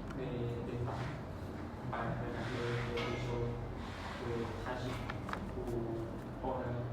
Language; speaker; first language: French; non-native, learner; Khmer